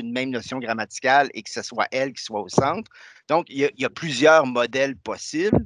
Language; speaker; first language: French; native; French